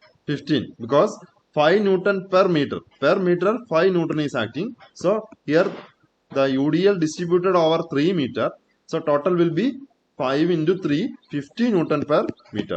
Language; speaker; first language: English; non-native, local second language; Malayalam